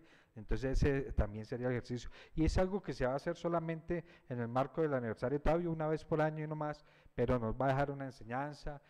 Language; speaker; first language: Spanish; native; Spanish